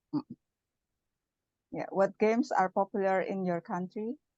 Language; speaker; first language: English; non-native, learner; Indonesian